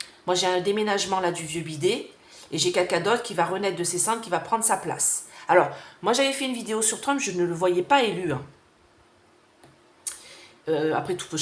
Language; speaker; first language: French; native; French